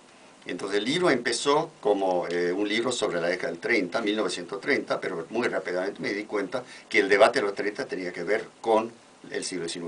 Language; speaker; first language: Spanish; non-native, fluent; English